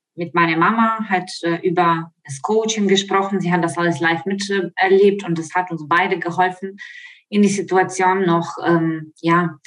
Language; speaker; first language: German; non-native, fluent; Ukrainian